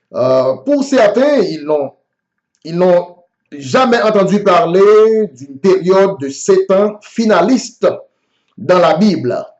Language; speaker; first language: French; non-native, local second language; Haitian Creole